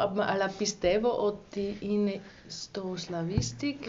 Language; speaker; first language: Greek; non-native, learner; German